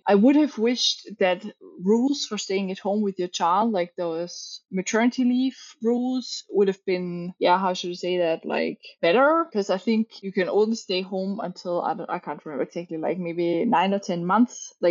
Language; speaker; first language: English; non-native, fluent; German